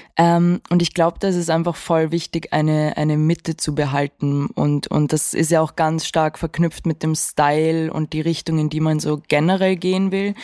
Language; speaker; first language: German; native; German